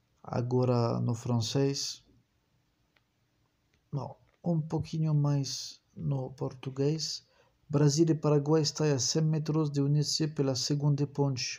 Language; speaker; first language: Portuguese; non-native, fluent; French